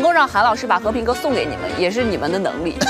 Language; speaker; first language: Chinese; native; Chinese